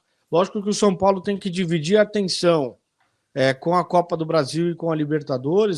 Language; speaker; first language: Portuguese; native; Portuguese